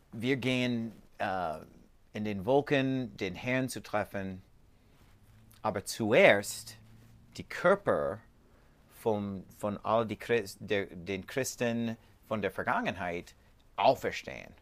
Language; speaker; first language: German; non-native, learner; English